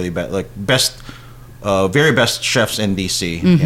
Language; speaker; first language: English; non-native, local second language; Filipino